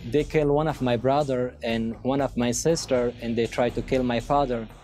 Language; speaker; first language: English; non-native, learner; Persian